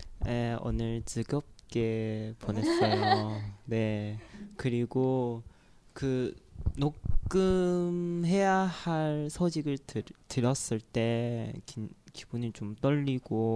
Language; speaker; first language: Korean; non-native, learner; Chinese